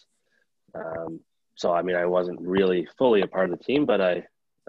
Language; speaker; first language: English; native; English